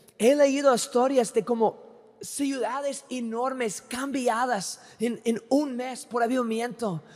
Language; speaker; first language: Spanish; non-native, fluent; English